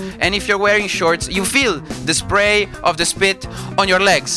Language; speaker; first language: English; non-native, fluent; Italian